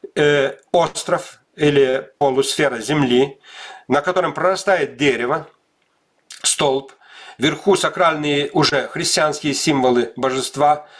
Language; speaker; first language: Russian; non-native, local second language; Lithuanian